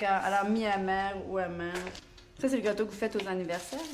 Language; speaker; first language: French; native; French